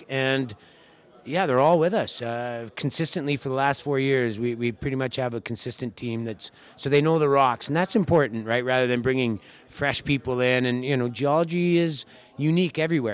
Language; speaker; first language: English; native; English